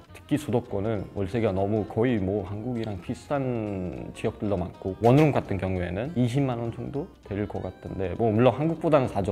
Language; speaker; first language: Korean; non-native, fluent; Uzbek